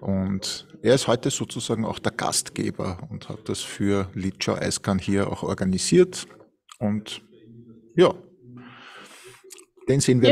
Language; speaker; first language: German; native; German